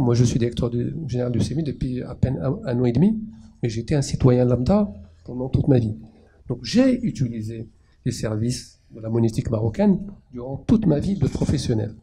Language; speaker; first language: French; non-native, local second language; Arabic